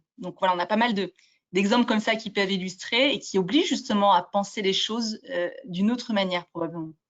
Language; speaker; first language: French; native; French